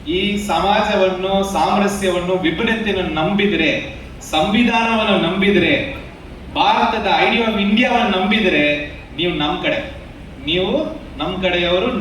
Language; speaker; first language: Kannada; non-native, fluent; Tamil